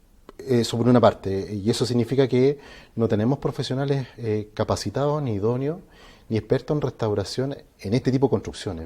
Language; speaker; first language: Spanish; native; Spanish